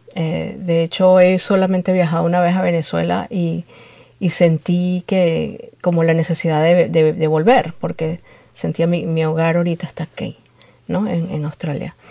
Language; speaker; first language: Spanish; native; Spanish